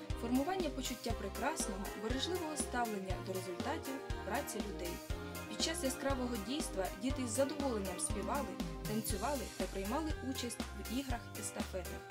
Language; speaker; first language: Ukrainian; native; Ukrainian